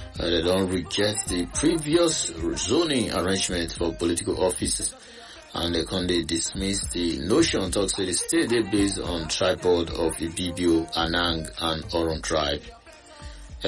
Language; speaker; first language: Nigerian Pidgin; non-native, local second language; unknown